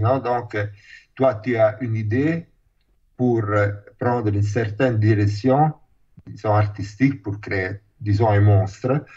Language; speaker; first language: French; non-native, fluent; Italian